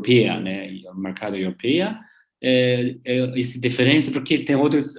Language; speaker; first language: Portuguese; non-native, learner; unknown